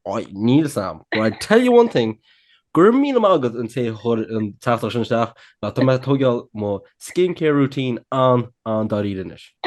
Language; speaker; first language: Irish; native; Irish